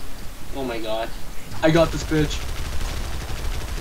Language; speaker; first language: English; native; English